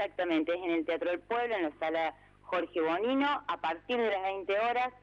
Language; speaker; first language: Spanish; native; Spanish